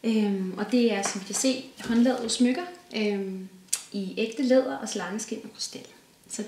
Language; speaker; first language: Danish; native; Danish